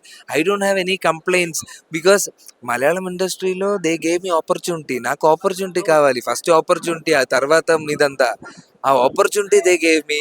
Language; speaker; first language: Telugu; non-native, learner; Malayalam